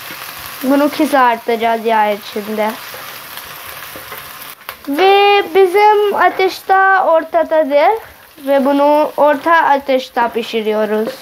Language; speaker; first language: Turkish; non-native, learner; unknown